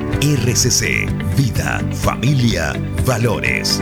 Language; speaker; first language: Spanish; native; Spanish